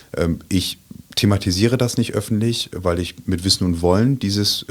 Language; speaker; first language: German; native; German